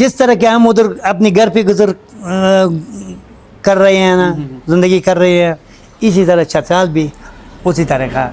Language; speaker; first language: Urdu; non-native, fluent; Persian